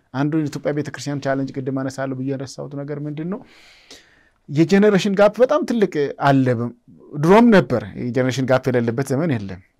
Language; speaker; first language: Amharic; non-native, local second language; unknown